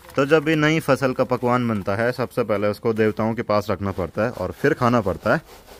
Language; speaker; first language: Hindi; non-native, local second language; Garhwali